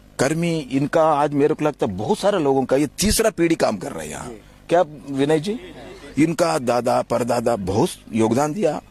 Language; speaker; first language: Hindi; non-native, local second language; Telugu